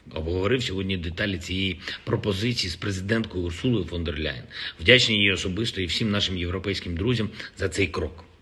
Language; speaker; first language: Ukrainian; non-native, local second language; Russian